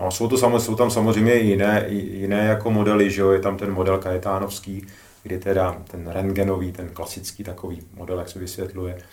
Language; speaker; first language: Czech; native; Czech